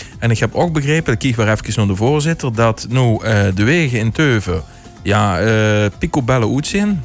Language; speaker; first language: Dutch; native; Dutch